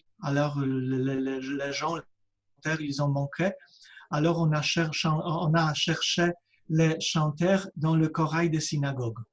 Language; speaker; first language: French; non-native, fluent; Polish